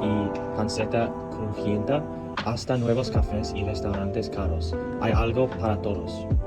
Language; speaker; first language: Spanish; non-native, learner; Thai